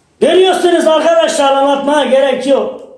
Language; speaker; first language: Turkish; native; Turkish